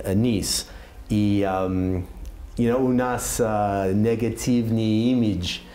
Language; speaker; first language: Russian; non-native, learner; English